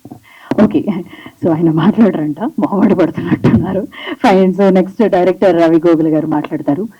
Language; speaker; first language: Telugu; native; Telugu